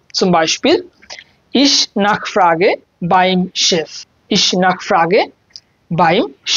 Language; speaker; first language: German; non-native, learner; Bangla